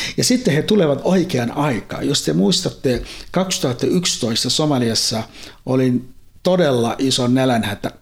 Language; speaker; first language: Finnish; non-native, fluent; Somali